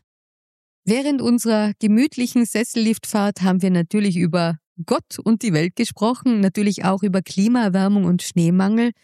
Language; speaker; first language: German; native; German